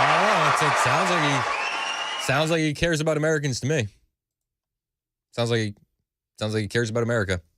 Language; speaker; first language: English; native; English